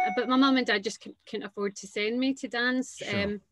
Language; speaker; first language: English; native; English